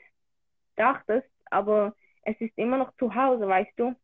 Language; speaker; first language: German; early bilingual, other home language; Hebrew